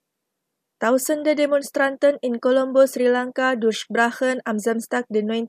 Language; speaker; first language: German; non-native, fluent; Indonesian